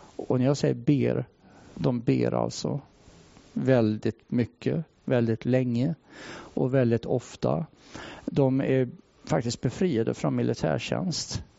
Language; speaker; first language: Swedish; native; Swedish